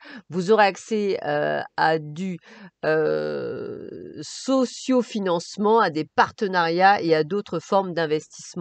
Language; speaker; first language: French; native; French